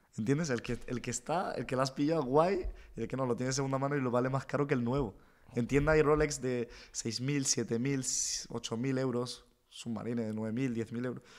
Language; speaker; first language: Spanish; native; Spanish